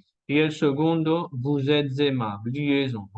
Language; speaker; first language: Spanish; non-native, fluent; French